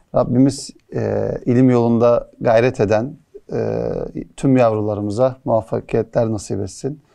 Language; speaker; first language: Turkish; native; Turkish